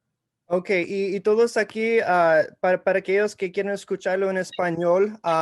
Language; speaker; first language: Spanish; early bilingual, heritage; English